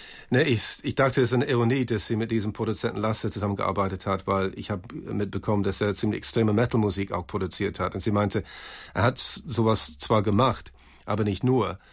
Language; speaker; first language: German; native; German